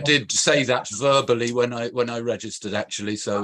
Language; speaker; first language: English; native; English